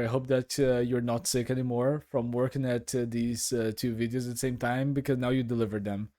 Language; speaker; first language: English; non-native, fluent; Portuguese